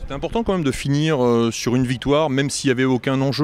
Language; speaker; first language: French; native; French